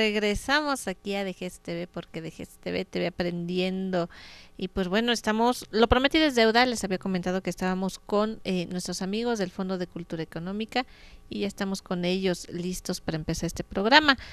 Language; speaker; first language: Spanish; native; Spanish